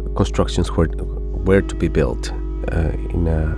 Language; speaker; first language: English; non-native, fluent; Spanish